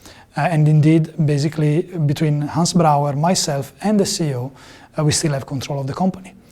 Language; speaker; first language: English; non-native, fluent; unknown